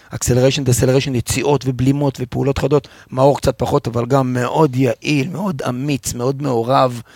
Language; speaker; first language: Hebrew; native; Hebrew